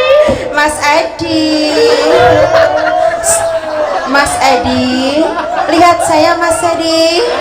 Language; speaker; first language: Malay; non-native, local second language; Javanese